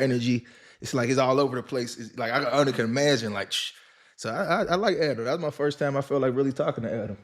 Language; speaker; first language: English; native; English